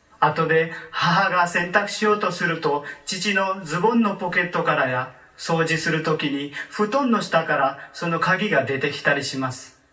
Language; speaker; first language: Japanese; non-native, learner; Marathi